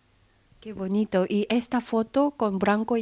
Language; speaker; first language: Spanish; non-native, fluent; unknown